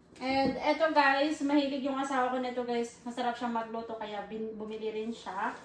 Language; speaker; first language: Filipino; native; Filipino